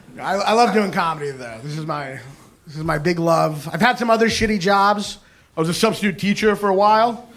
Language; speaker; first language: English; native; English